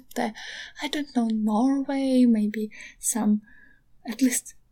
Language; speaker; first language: English; non-native, learner; Ukrainian